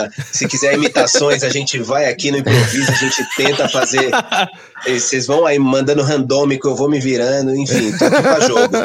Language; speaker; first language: Portuguese; native; Portuguese